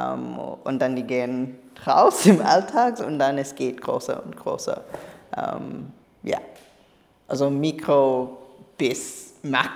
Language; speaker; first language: German; non-native, learner; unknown